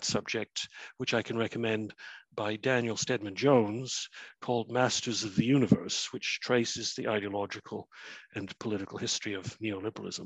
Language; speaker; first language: English; native; English